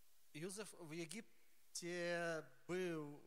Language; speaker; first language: Polish; non-native, learner; Ukrainian